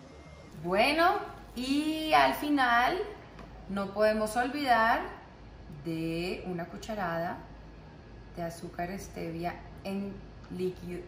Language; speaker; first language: Spanish; native; Spanish